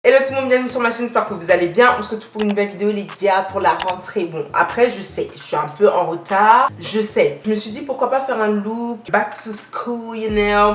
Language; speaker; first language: French; native; French